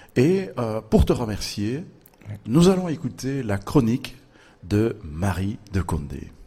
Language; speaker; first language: French; native; French